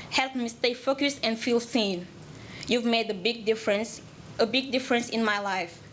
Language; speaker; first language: English; non-native, learner; Wolof